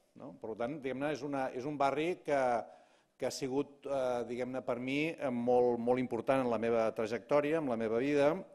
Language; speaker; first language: Catalan; native; Catalan